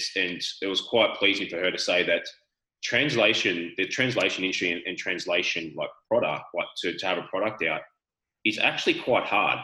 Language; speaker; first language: English; native; English